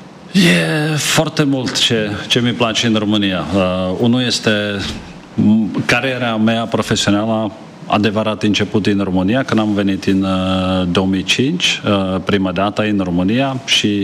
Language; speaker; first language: Romanian; non-native, fluent; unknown